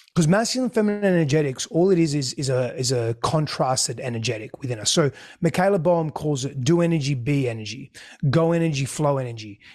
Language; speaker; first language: English; non-native, local second language; Greek